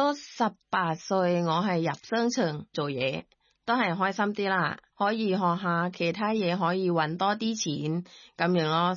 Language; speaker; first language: Cantonese; non-native, learner; Thai